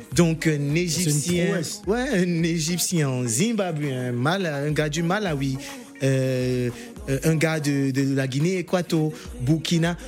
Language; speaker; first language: French; non-native, local second language; English